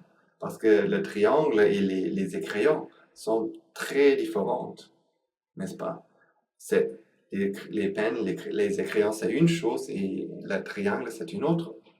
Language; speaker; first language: French; non-native, learner; Sinhala